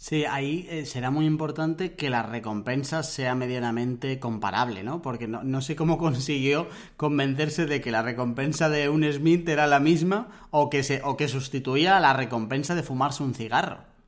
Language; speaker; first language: Spanish; native; Spanish